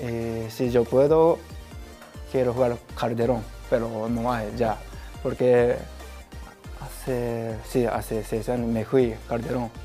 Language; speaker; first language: Spanish; non-native, learner; Japanese